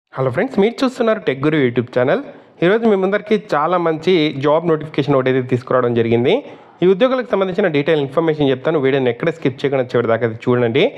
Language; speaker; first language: Telugu; native; Telugu